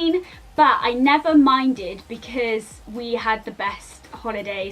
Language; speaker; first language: English; native; English